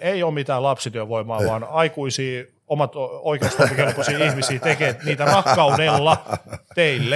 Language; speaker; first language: Finnish; native; Finnish